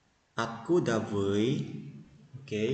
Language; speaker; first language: Russian; non-native, fluent; Indonesian